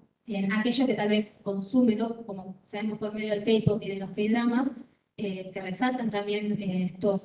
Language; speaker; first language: Spanish; native; Spanish